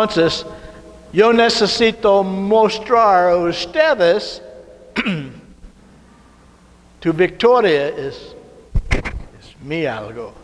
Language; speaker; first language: Spanish; non-native, learner; English